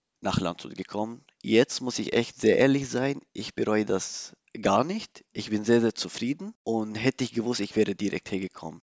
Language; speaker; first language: German; non-native, learner; Arabic